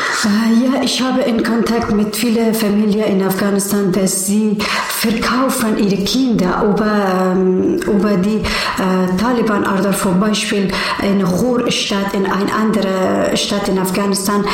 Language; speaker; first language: German; non-native, learner; Persian